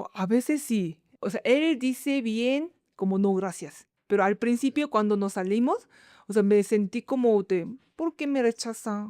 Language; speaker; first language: Spanish; non-native, fluent; Korean